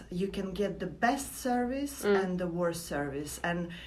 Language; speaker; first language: English; non-native, fluent; Latvian